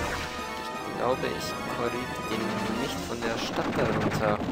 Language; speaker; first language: German; native; German